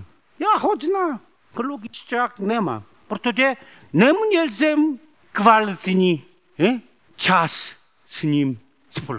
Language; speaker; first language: Czech; non-native, learner; Korean